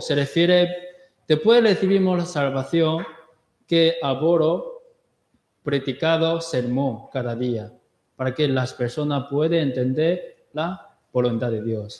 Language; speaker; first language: Spanish; non-native, learner; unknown